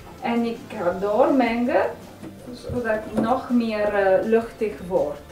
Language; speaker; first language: Dutch; non-native, fluent; Italian